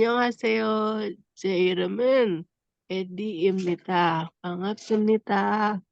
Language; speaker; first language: Korean; non-native, learner; Indonesian